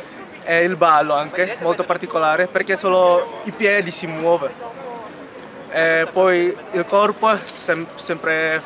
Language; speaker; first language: Italian; non-native, learner; Indonesian